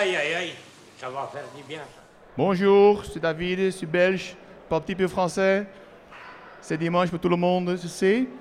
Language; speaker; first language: French; non-native, learner; Dutch